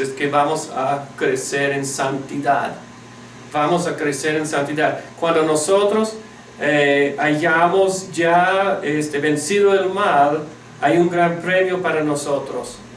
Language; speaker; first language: Spanish; non-native, fluent; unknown